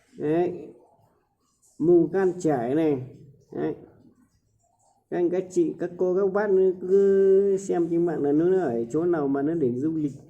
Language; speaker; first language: Vietnamese; non-native, local second language; Hmong